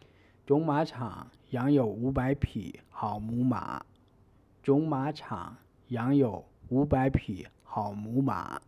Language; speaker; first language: Chinese; native; Chinese